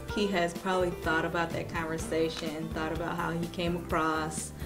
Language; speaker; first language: English; native; English